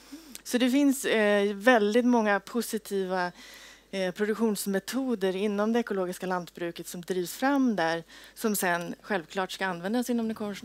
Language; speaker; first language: Swedish; native; Swedish